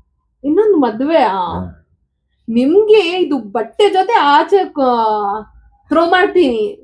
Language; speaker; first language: Kannada; non-native, learner; Marathi